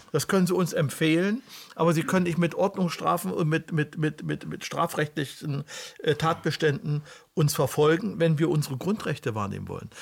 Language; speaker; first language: German; native; German